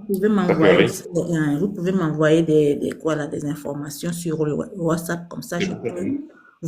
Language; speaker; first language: French; non-native, local second language; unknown